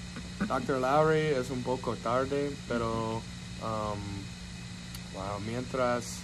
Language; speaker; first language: Spanish; non-native, learner; English